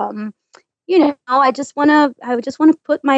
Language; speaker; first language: English; non-native, fluent; Portuguese